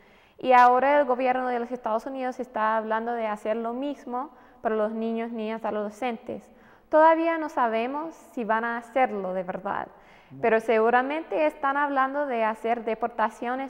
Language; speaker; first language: Spanish; non-native, fluent; English